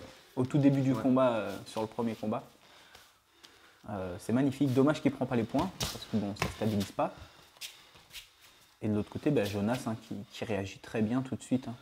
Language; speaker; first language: French; native; French